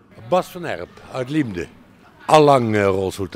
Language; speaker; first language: Dutch; native; Dutch